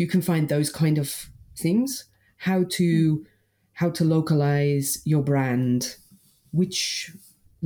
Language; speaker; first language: English; native; English